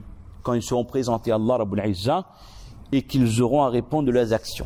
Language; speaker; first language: French; native; French